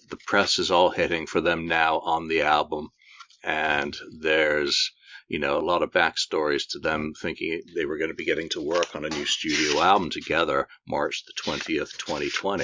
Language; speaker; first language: English; native; English